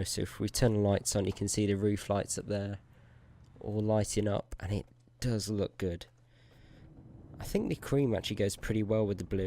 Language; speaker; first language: English; native; English